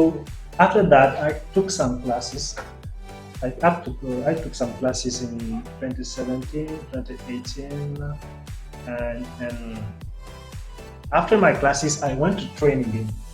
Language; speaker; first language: English; non-native, fluent; French